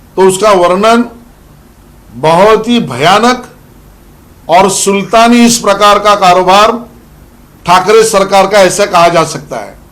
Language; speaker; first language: Hindi; non-native, local second language; Marathi